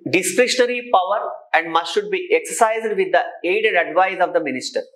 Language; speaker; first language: English; non-native, local second language; Telugu